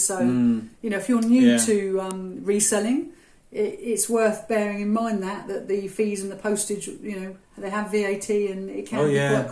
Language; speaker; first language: English; native; English